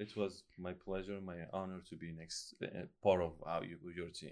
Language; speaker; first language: English; non-native, fluent; Persian